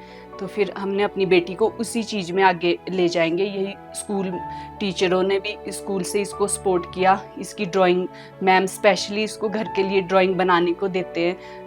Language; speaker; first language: Hindi; native; Hindi